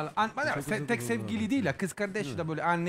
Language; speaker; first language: Turkish; non-native, learner; English